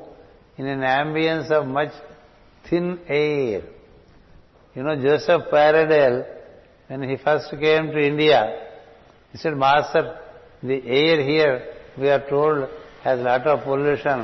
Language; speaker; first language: English; non-native, local second language; Telugu